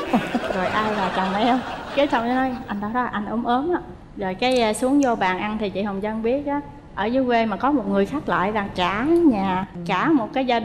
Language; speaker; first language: Vietnamese; native; Vietnamese